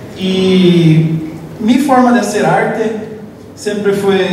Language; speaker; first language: Spanish; non-native, local second language; Portuguese